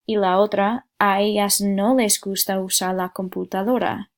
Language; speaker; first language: Spanish; non-native, fluent; English